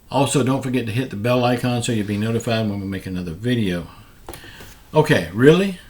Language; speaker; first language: English; native; English